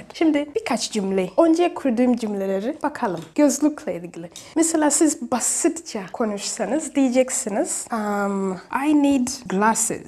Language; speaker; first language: Turkish; non-native, learner; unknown